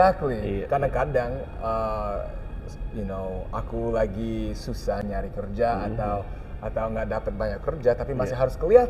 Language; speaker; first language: Indonesian; early bilingual, heritage; English